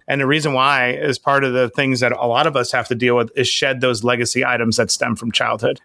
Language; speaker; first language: English; native; English